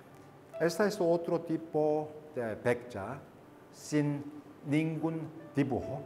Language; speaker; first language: Spanish; non-native, fluent; Korean